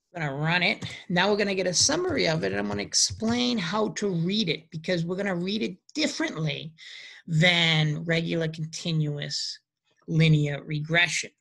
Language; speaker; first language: English; native; English